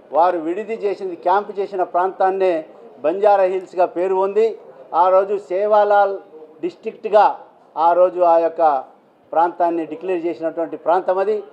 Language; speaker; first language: Telugu; non-native, local second language; Lambadi